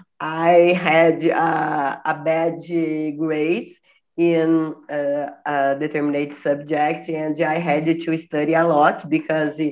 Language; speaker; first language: English; non-native, learner; Portuguese